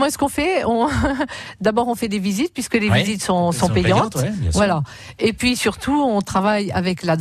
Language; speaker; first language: French; native; French